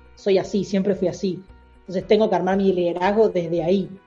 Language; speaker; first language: Spanish; native; Spanish